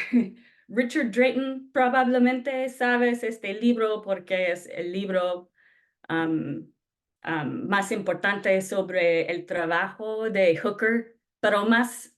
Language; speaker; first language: Spanish; non-native, fluent; English